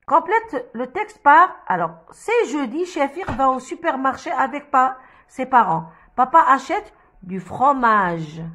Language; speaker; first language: French; non-native, local second language; Arabic